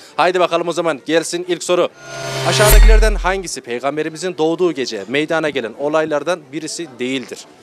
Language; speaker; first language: Turkish; native; Turkish